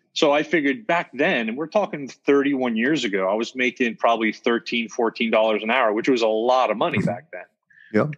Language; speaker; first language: English; native; English